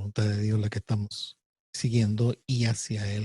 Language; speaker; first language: Spanish; native; Spanish